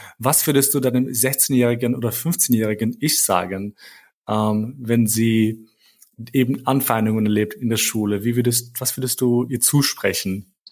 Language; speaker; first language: German; early bilingual, other home language; Albanian